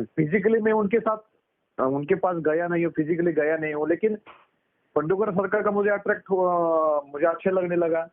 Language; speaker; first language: Hindi; native; Hindi